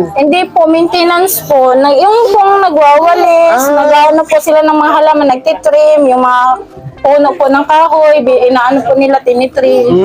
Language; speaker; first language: Filipino; native; Filipino